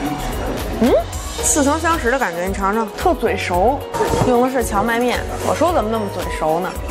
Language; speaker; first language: Chinese; native; Chinese